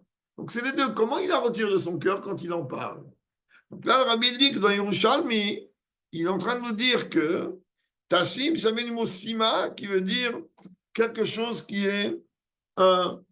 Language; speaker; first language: French; native; French